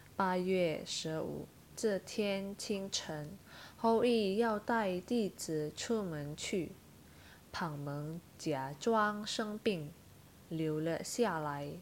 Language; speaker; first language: Chinese; non-native, fluent; Indonesian